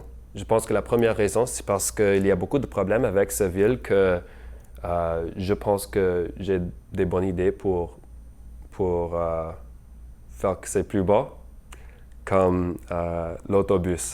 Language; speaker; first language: French; non-native, learner; English